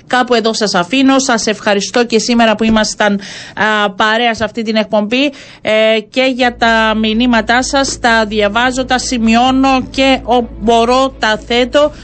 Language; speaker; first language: Greek; native; Greek